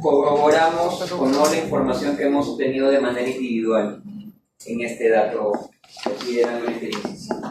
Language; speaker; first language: Spanish; native; Spanish